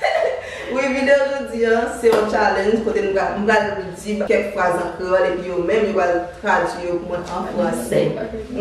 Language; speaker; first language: French; non-native, learner; Haitian Creole